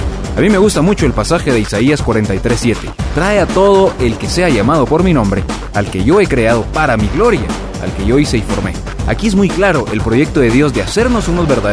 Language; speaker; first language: Spanish; native; Spanish